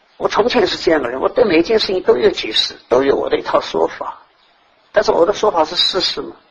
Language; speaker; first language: Chinese; early bilingual, heritage; Chinese